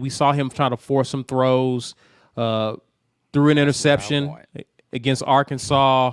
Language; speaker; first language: English; native; English